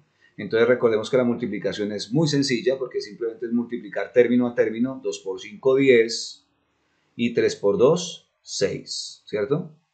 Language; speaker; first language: Spanish; native; Spanish